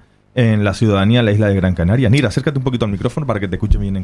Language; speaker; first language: Spanish; native; Spanish